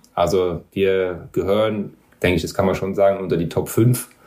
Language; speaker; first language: German; non-native, local second language; Luxembourgish